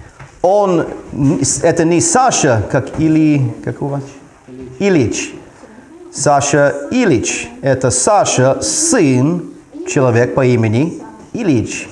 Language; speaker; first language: Russian; non-native, fluent; English